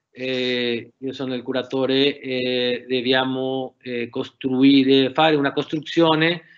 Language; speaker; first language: Italian; non-native, learner; Spanish